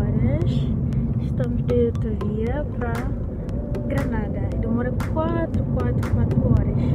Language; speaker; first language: Spanish; non-native, learner; Portuguese